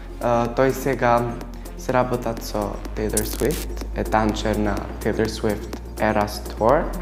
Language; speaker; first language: Macedonian; non-native, local second language; Albanian